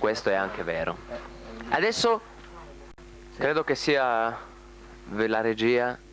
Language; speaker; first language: Italian; native; Italian